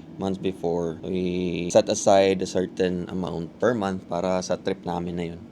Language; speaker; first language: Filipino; non-native, local second language; Cebuano